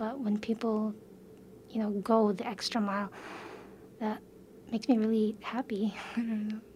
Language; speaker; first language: English; early bilingual, other home language; Filipino